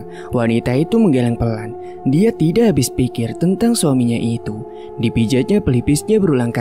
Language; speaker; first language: Indonesian; native; Indonesian